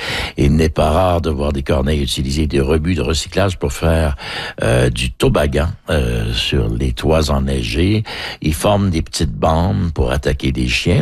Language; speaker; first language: French; native; French